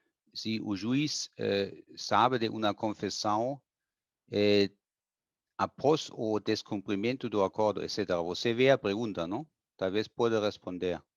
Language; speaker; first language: Portuguese; non-native, fluent; German